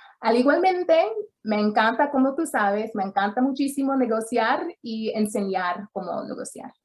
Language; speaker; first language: Spanish; early bilingual, heritage; English